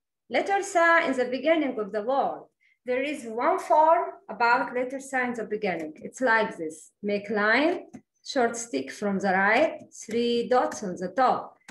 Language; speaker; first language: English; non-native, learner; Arabic